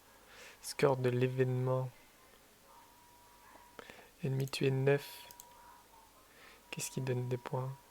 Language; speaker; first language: French; native; French